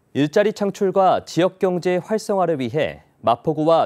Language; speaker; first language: Korean; native; Korean